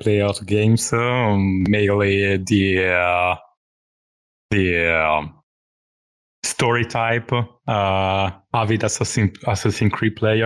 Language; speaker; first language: English; non-native, fluent; Italian